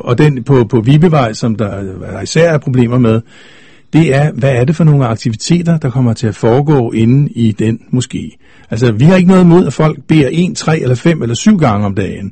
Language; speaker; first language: Danish; native; Danish